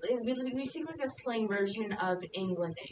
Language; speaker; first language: English; native; English